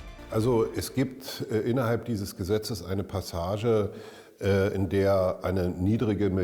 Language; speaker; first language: German; native; German